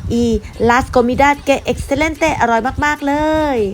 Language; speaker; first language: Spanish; non-native, learner; Thai